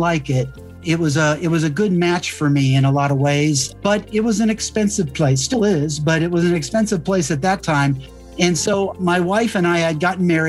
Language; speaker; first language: English; native; English